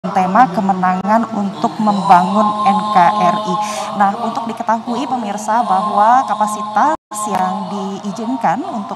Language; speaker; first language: Indonesian; native; Indonesian